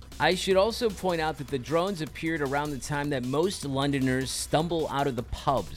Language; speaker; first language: English; native; English